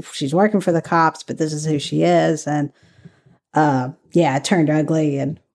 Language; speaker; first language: English; native; English